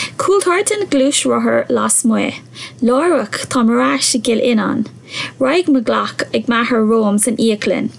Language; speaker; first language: Irish; non-native, local second language; English